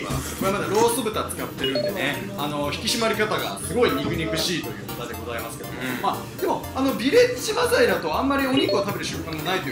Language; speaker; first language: Japanese; native; Japanese